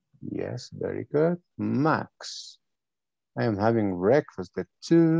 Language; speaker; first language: English; non-native, fluent; Spanish